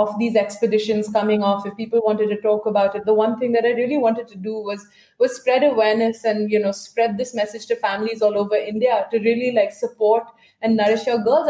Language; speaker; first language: English; non-native, local second language; Hindi